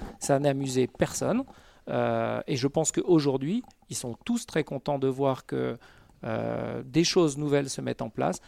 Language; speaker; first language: French; native; French